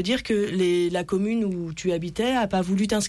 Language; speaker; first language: French; native; French